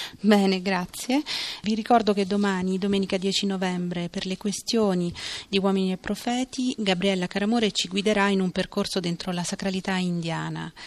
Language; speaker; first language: Italian; native; Italian